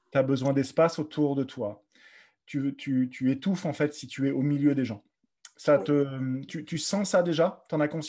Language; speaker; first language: French; native; French